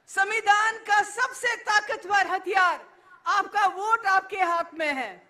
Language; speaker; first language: Hindi; native; Hindi